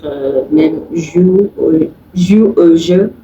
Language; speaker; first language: French; non-native, learner; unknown